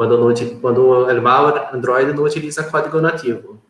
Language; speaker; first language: Spanish; non-native, fluent; Portuguese